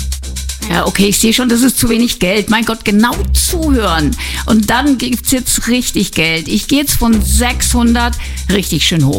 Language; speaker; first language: German; native; German